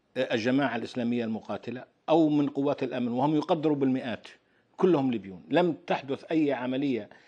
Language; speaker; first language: Arabic; native; Arabic